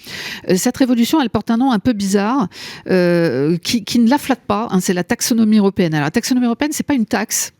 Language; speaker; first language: French; native; French